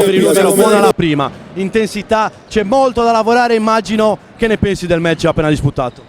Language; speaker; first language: Italian; native; Italian